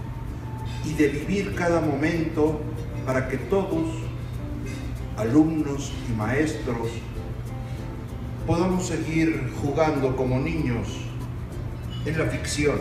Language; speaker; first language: Spanish; native; Spanish